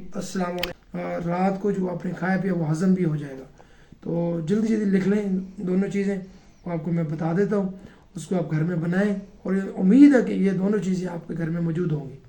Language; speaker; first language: Urdu; native; Urdu